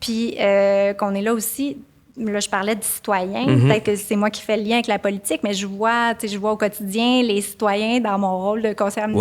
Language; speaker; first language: French; native; French